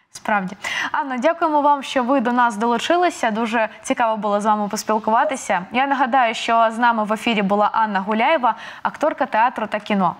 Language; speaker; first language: Ukrainian; native; Ukrainian